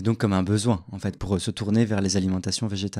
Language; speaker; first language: French; native; French